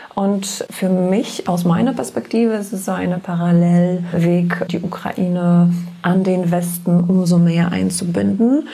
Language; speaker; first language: German; non-native, fluent; Polish